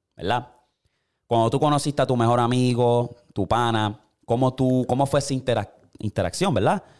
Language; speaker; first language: Spanish; native; Spanish